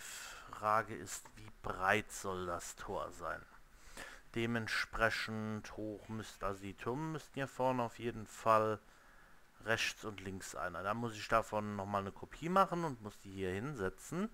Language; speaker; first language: German; native; German